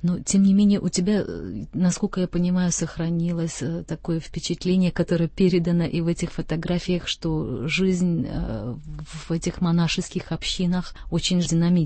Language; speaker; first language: Russian; native; Russian